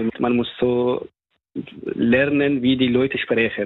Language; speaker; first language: German; non-native, fluent; Persian